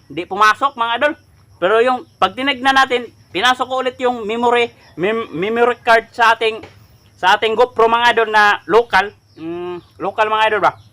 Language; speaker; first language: Filipino; non-native, local second language; Cebuano